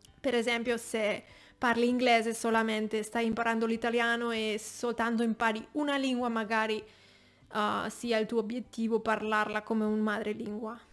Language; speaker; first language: Italian; non-native, fluent; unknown